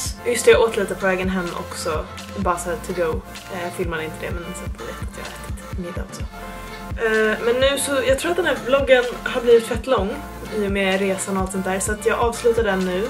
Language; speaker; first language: Swedish; native; Swedish